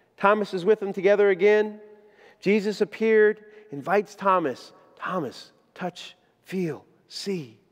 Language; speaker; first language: English; native; English